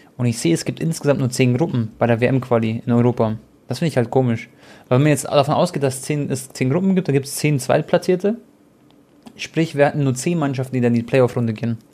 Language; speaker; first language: German; early bilingual, other home language; Croatian